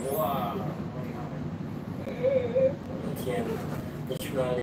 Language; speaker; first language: Chinese; non-native, learner; Japanese